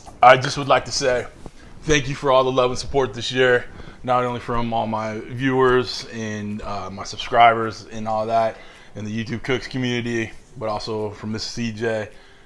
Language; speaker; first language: English; native; English